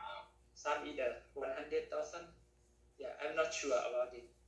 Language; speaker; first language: English; non-native, learner; Thai